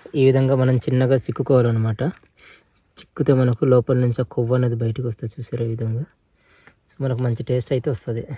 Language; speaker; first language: Telugu; native; Telugu